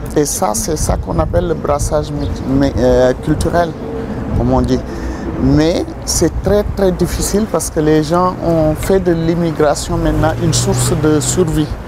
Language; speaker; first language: French; non-native, local second language; Wolof